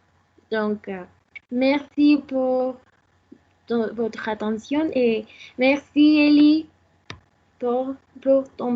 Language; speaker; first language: French; non-native, learner; Spanish